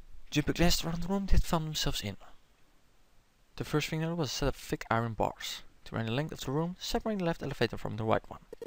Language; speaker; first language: English; non-native, fluent; Dutch